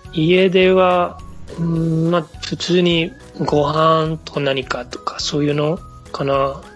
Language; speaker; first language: Japanese; non-native, fluent; Spanish